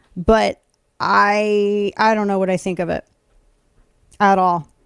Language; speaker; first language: English; native; English